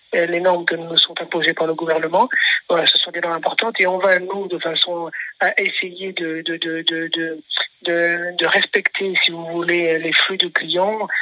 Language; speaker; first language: French; native; French